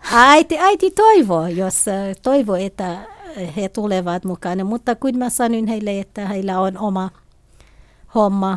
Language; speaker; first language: Finnish; non-native, learner; Kurdish